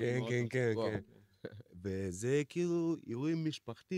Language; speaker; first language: Hebrew; non-native, fluent; Russian